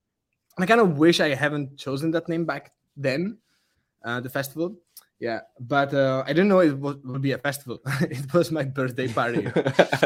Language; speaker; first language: English; non-native, fluent; Czech